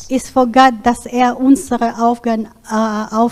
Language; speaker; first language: German; non-native, learner; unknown